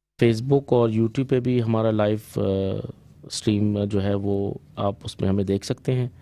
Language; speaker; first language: Urdu; native; Urdu